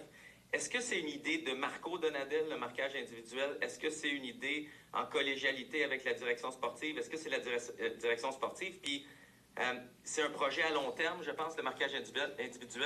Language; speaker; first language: French; native; French